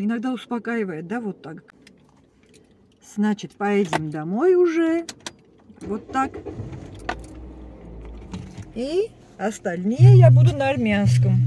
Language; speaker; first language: Russian; non-native, learner; Armenian